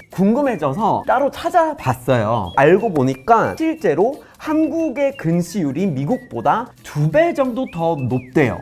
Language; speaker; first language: Korean; non-native, fluent; English